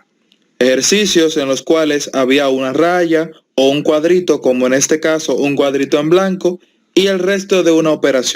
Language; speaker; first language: Spanish; native; Spanish